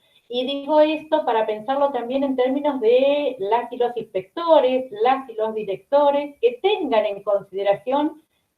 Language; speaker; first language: Spanish; native; Spanish